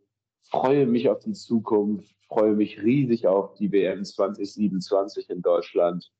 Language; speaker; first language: German; native; German